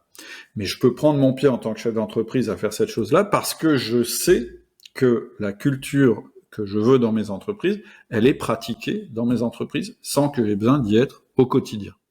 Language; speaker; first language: French; native; French